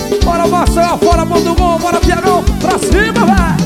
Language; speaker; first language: Portuguese; native; Portuguese